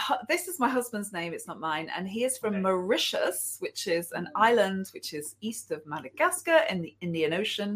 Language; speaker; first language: English; native; English